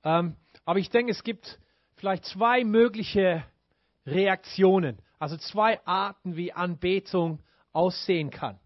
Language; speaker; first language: German; non-native, fluent; English